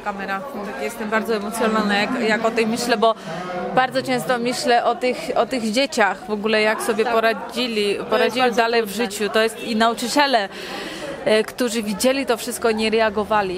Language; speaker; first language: Polish; non-native, fluent; Georgian